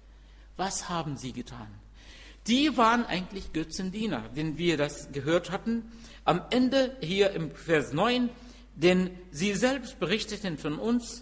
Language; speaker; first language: German; non-native, fluent; Arabic